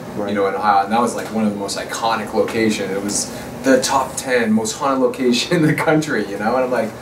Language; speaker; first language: English; native; English